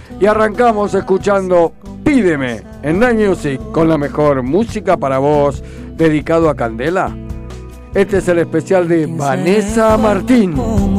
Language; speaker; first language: Spanish; native; Spanish